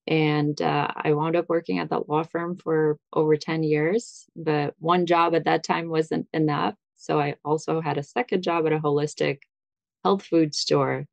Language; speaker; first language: English; early bilingual, other home language; Russian